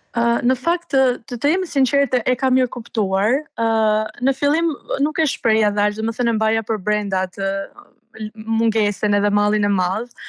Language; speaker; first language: Albanian; native; Albanian